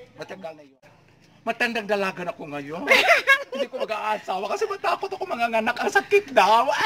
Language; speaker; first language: Filipino; non-native, local second language; Cebuano